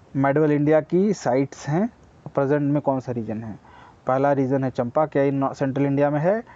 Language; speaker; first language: Hindi; native; Hindi